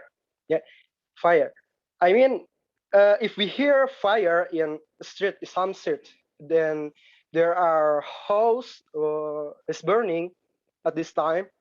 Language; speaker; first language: English; non-native, learner; Indonesian